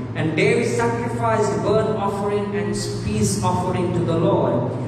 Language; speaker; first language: English; non-native, local second language; Sinhala